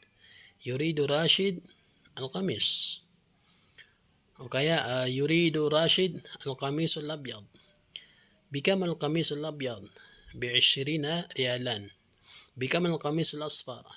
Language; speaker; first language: Arabic; non-native, fluent; Filipino